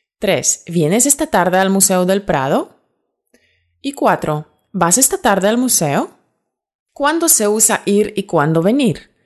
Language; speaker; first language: Spanish; non-native, fluent; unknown